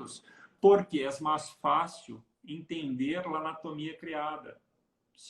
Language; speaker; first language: Portuguese; non-native, learner; Spanish